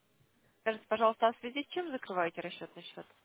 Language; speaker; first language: Russian; native; Russian